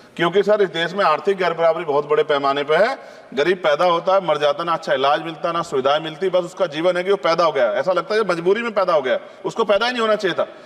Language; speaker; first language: Hindi; native; Hindi